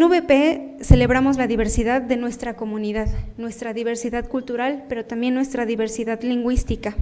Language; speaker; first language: Spanish; native; Spanish